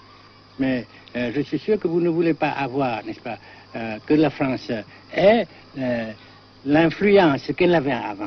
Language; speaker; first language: French; non-native, local second language; Vietnamese